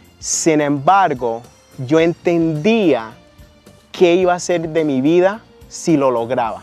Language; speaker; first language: Spanish; early bilingual, heritage; Spanish